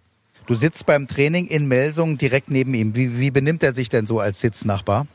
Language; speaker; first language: German; native; German